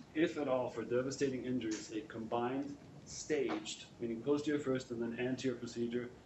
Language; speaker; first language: English; non-native, fluent; German